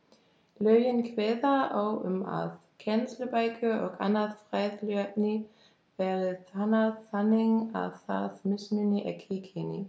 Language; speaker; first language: Icelandic; non-native, learner; German